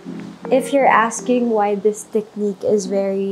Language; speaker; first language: English; non-native, local second language; Filipino